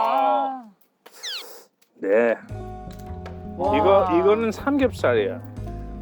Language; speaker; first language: Korean; early bilingual, heritage; English